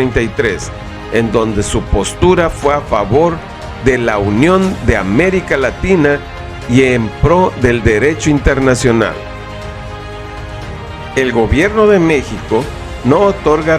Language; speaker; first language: Spanish; native; Spanish